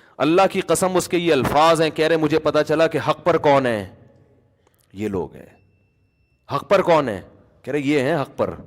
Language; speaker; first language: Urdu; native; Urdu